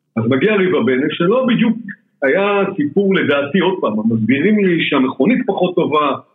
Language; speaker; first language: Hebrew; native; Hebrew